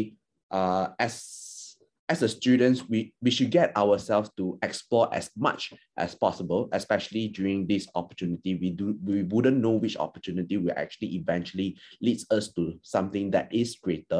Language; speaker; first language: English; non-native, local second language; Chinese